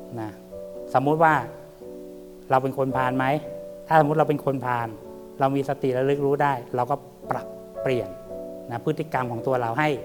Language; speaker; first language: Thai; native; Thai